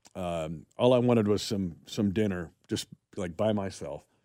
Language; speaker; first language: English; native; English